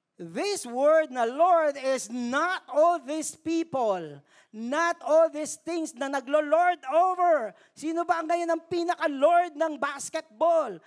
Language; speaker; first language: Filipino; native; Filipino